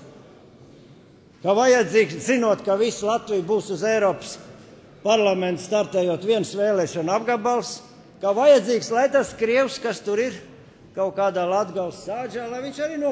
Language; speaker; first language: Latvian; native; Latvian